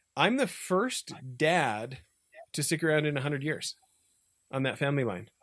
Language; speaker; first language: English; native; English